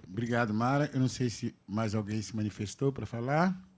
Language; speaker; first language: Portuguese; native; Portuguese